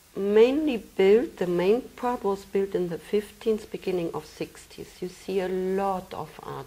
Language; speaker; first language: English; non-native, fluent; German